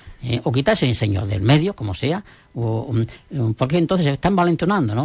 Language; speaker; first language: Spanish; native; Spanish